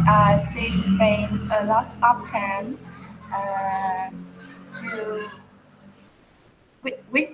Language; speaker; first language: English; non-native, learner; Vietnamese